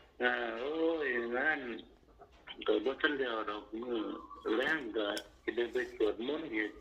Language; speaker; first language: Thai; non-native, local second language; Northeastern Thai